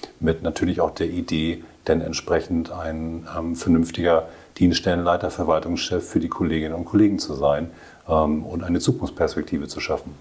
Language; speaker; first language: German; native; German